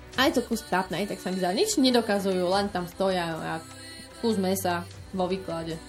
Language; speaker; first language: Slovak; native; Slovak